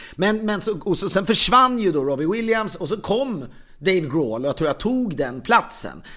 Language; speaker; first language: Swedish; native; Swedish